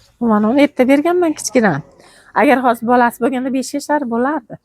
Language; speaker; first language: Uzbek; native; Uzbek